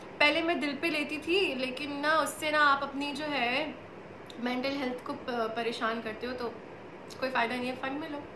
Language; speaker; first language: Urdu; native; Urdu